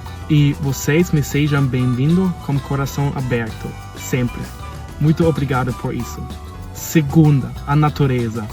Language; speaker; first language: Portuguese; non-native, learner; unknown